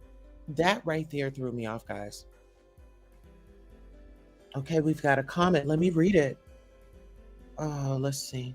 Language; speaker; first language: English; native; English